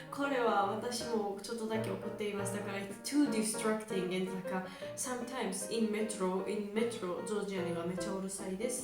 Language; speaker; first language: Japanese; non-native, learner; Georgian